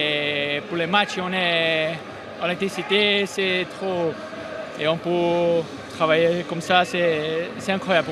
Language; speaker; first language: French; non-native, fluent; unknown